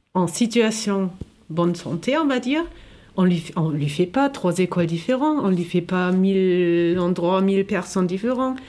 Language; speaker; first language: French; non-native, fluent; German